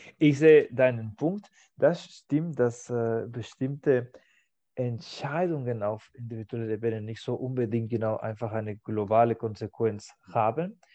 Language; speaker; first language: German; non-native, fluent; Spanish